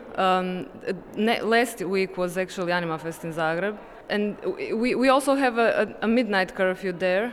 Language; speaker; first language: English; non-native, fluent; Croatian